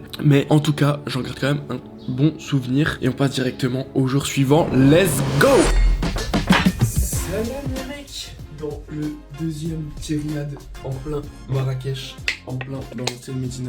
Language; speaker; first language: French; native; French